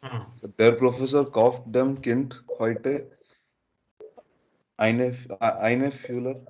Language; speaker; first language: German; non-native, learner; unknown